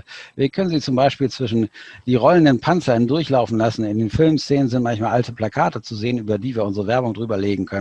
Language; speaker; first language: German; native; German